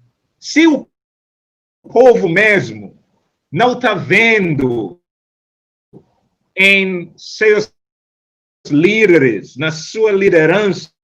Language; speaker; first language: Portuguese; non-native, fluent; English